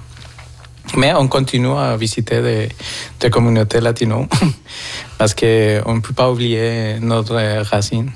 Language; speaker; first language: French; non-native, fluent; Spanish